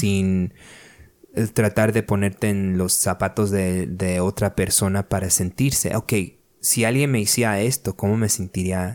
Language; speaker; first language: Spanish; early bilingual, other home language; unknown